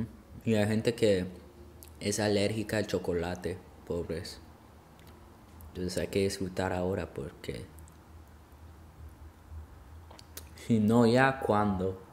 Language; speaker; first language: Spanish; early bilingual, heritage; Spanish